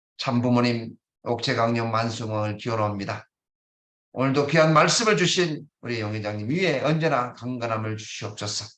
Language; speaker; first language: Korean; native; Korean